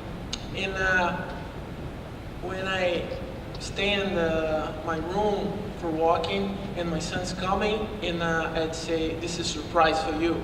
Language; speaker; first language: English; non-native, learner; Portuguese